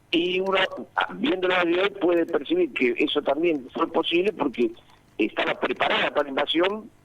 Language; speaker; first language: Spanish; native; Spanish